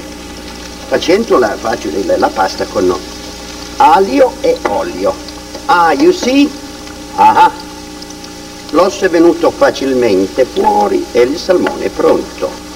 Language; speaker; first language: Italian; native; Italian